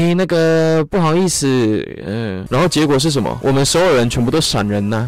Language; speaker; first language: Chinese; non-native, fluent; Korean